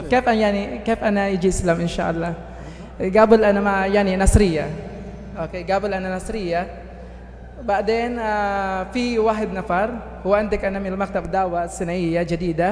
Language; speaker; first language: Arabic; non-native, learner; Filipino